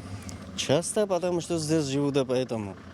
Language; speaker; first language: Russian; non-native, local second language; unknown